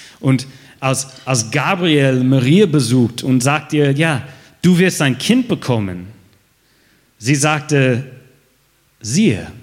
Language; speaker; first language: German; non-native, fluent; English